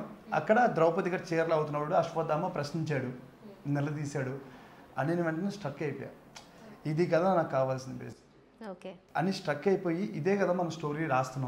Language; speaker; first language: Telugu; native; Telugu